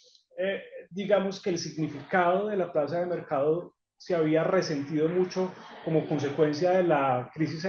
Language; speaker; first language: Spanish; native; Spanish